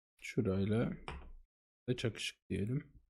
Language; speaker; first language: Turkish; native; Turkish